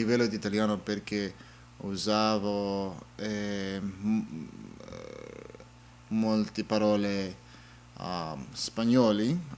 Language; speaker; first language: Italian; non-native, learner; English